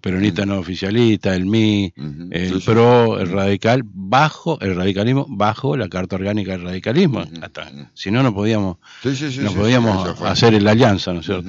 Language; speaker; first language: Spanish; native; Spanish